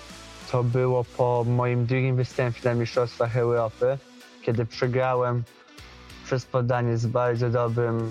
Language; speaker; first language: Polish; early bilingual, heritage; Polish